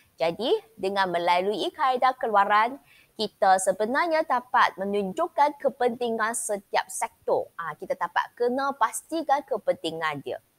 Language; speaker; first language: Malay; non-native, local second language; Chinese